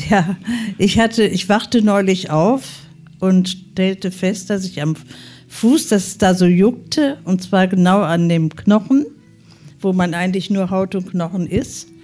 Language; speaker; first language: German; native; German